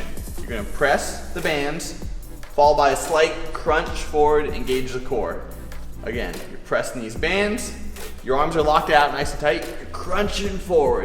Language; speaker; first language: English; native; English